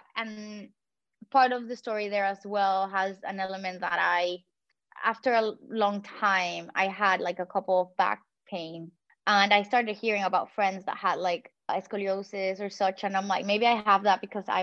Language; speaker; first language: English; non-native, fluent; Spanish